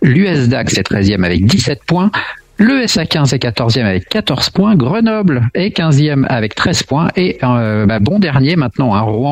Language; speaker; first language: French; native; French